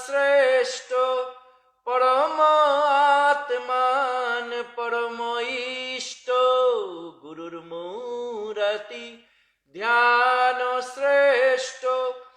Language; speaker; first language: Spanish; non-native, learner; Bangla